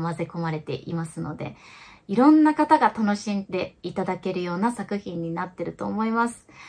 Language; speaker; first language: Japanese; native; Japanese